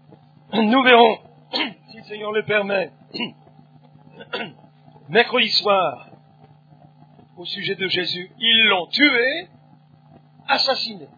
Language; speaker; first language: French; native; French